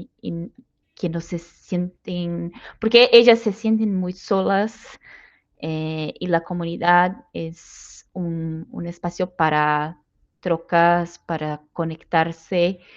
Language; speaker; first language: Spanish; non-native, fluent; Portuguese